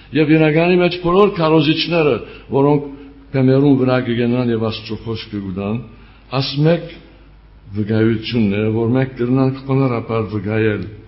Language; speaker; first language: Armenian; early bilingual, heritage; Armenian